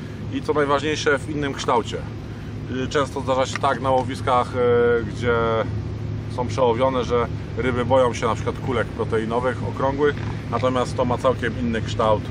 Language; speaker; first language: Polish; native; Polish